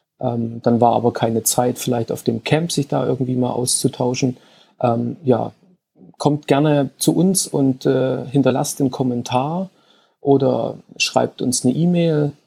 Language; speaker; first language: German; non-native, fluent; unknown